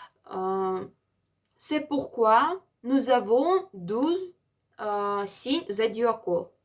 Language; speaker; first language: French; non-native, learner; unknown